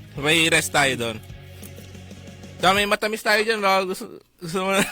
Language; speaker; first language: Filipino; non-native, local second language; Bikol